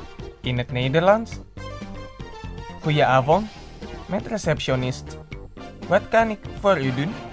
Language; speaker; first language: Dutch; non-native, learner; Indonesian